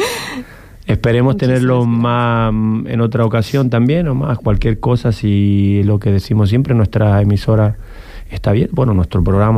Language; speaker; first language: Spanish; native; Spanish